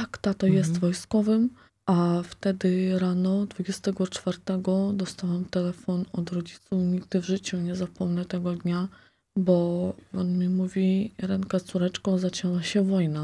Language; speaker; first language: Polish; non-native, local second language; Ukrainian